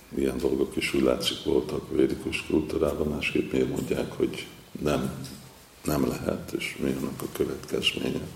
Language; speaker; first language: Hungarian; non-native, fluent; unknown